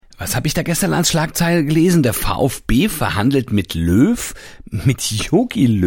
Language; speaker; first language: German; native; German